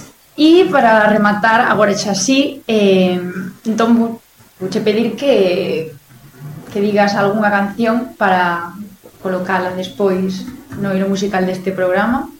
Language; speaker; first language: Galician; native; Galician